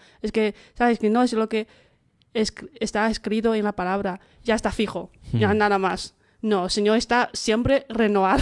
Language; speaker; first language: Spanish; non-native, fluent; Chinese